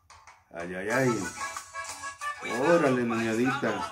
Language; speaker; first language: Spanish; native; Spanish